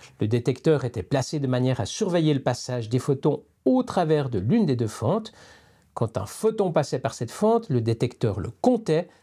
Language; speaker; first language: French; native; French